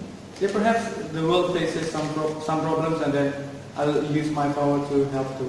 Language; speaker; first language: English; non-native, learner; Indonesian